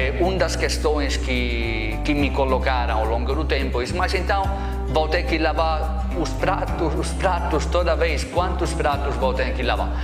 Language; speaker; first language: Portuguese; non-native, fluent; Italian